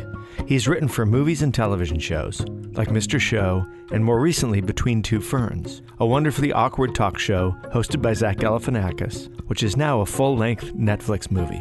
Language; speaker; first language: English; native; English